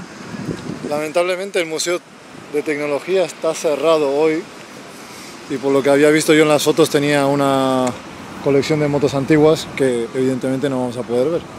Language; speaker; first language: Spanish; native; Spanish